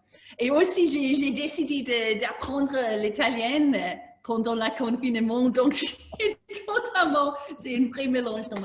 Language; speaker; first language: French; non-native, learner; English